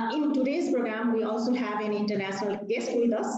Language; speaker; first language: English; non-native, local second language; Nepali